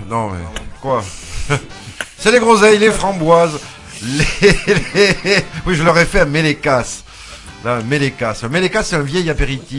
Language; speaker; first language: French; native; French